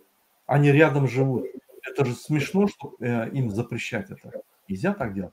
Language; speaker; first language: Russian; native; Russian